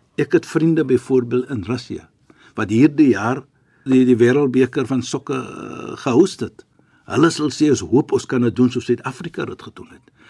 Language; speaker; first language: Afrikaans; non-native, fluent; Arabic